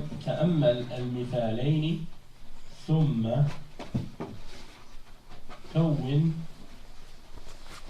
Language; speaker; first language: Arabic; non-native, fluent; French